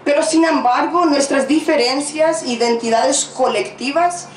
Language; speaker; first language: Spanish; early bilingual, other home language; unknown